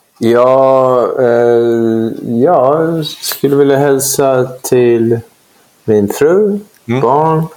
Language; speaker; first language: Swedish; non-native, fluent; English